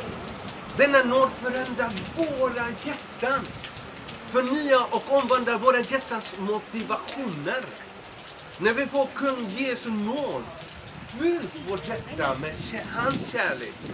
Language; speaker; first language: Swedish; non-native, fluent; Spanish